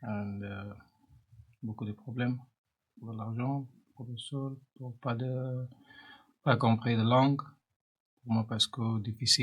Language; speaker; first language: French; non-native, learner; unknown